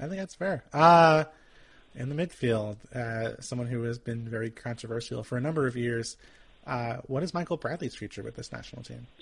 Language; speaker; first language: English; native; English